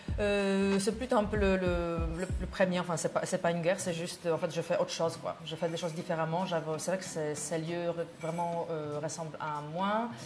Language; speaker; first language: French; non-native, fluent; Polish